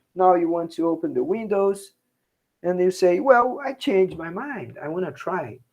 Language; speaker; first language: English; non-native, fluent; Portuguese